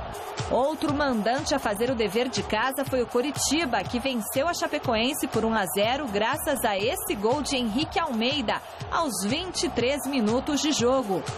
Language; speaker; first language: Portuguese; native; Portuguese